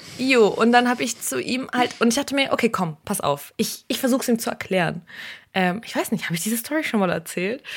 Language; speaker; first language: German; early bilingual, other home language; Russian